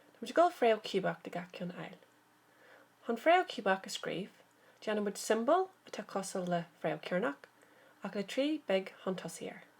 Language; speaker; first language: Irish; native; Irish